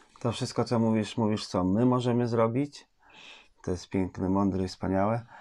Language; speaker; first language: Polish; native; Polish